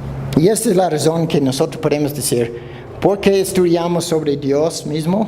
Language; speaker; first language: Spanish; non-native, fluent; English